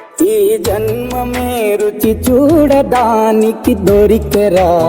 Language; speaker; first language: Telugu; native; Telugu